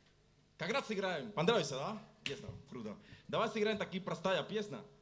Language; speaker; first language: Russian; non-native, learner; Spanish